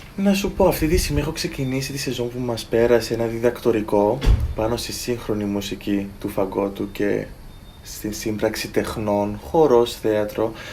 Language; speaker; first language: Greek; native; Greek